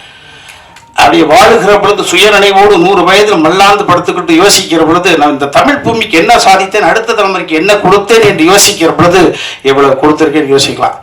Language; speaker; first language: Tamil; native; Tamil